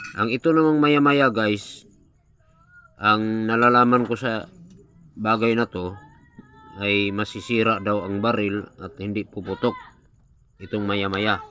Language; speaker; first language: Filipino; non-native, local second language; Cebuano